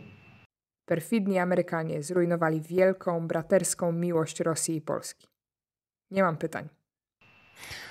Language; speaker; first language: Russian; non-native, fluent; Polish